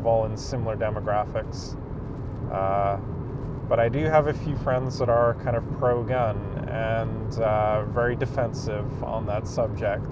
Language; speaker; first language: English; native; English